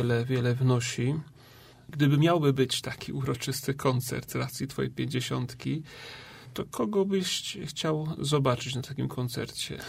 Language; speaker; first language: Polish; native; Polish